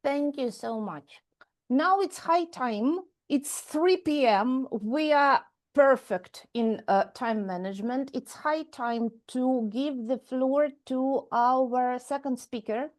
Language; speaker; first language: English; non-native, fluent; Ukrainian